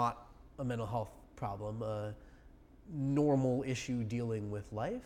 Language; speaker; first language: English; native; English